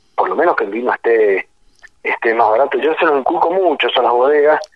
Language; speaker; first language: Spanish; native; Spanish